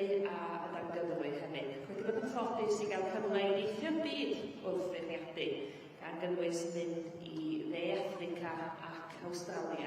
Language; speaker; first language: Welsh; native; Welsh